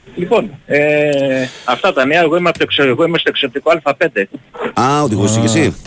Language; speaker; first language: Greek; native; Greek